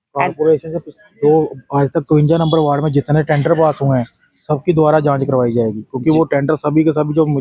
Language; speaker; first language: Hindi; non-native, local second language; Punjabi